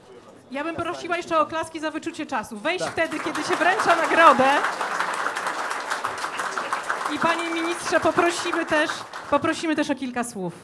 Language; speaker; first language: Polish; native; Polish